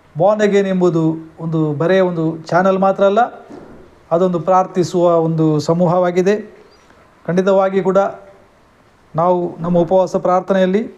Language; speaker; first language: Kannada; non-native, local second language; Konkani